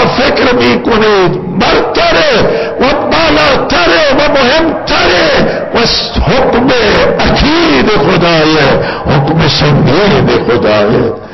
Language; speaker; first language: Persian; non-native, local second language; Baluchi